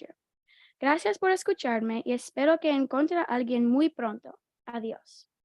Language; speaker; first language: Spanish; non-native, learner; English